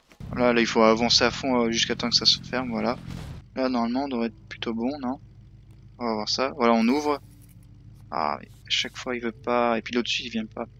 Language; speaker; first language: French; native; French